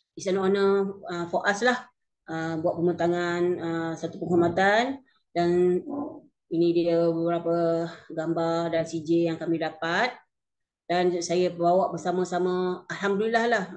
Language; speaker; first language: Malay; native; Malay